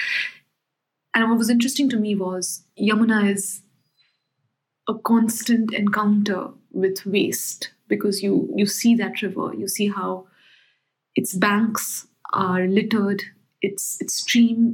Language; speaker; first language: English; non-native, local second language; Hindi